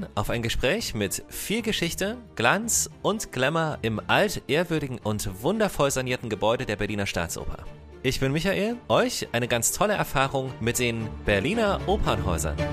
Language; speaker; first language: German; native; German